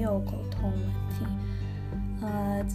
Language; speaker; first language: Chinese; non-native, learner; English